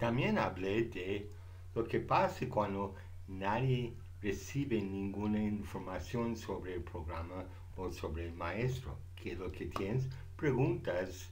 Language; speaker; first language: Spanish; non-native, fluent; English